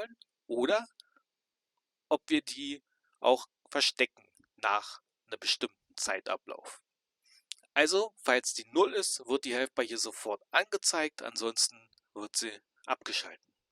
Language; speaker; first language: German; native; German